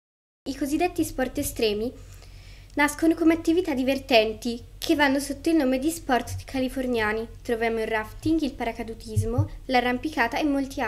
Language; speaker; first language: Italian; native; Italian